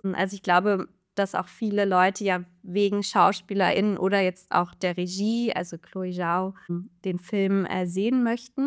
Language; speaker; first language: German; native; German